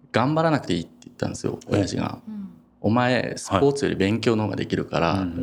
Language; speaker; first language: Japanese; native; Japanese